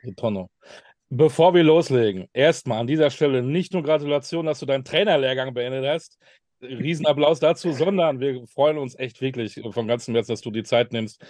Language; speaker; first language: German; native; German